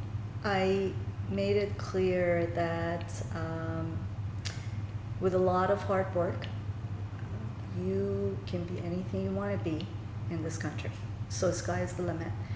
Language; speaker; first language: English; non-native, fluent; Persian